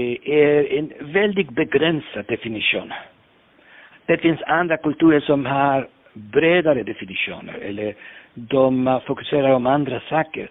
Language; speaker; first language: Swedish; non-native, fluent; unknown